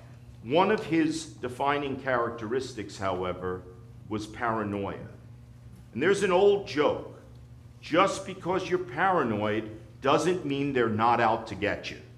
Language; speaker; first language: English; native; English